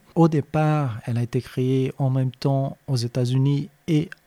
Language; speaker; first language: French; non-native, fluent; Portuguese